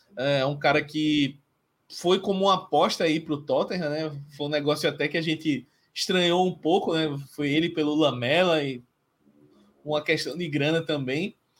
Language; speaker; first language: Portuguese; native; Portuguese